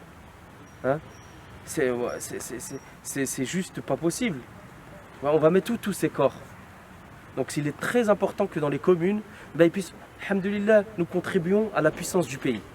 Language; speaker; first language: French; native; French